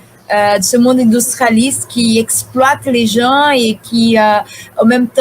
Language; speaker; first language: French; non-native, fluent; Portuguese